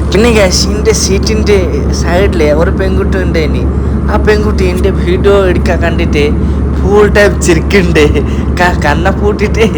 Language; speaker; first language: Malayalam; non-native, learner; Bangla